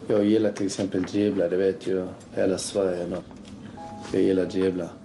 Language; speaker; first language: Swedish; early bilingual, other home language; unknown